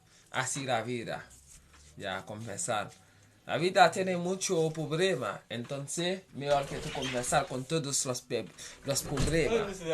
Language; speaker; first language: Spanish; non-native, learner; Haitian Creole